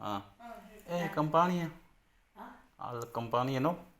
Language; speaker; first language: Italian; non-native, learner; Punjabi